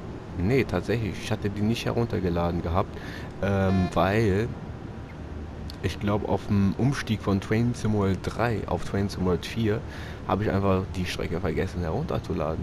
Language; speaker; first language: German; native; German